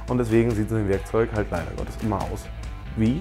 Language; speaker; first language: German; native; German